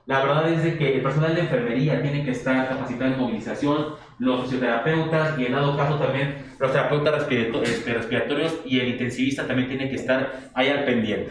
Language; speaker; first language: Spanish; native; Spanish